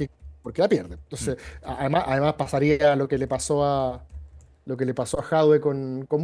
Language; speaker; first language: Spanish; native; Spanish